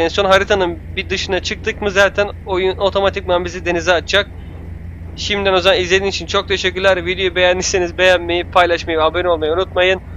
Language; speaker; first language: Turkish; native; Turkish